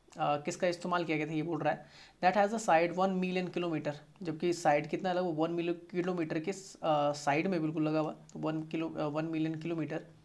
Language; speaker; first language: Hindi; native; Hindi